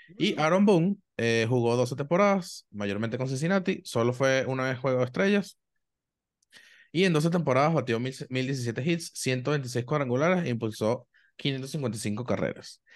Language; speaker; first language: Spanish; native; Spanish